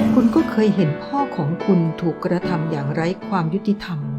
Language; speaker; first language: Thai; non-native, fluent; Chinese